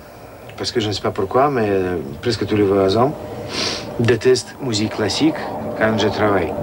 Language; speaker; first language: French; non-native, learner; Russian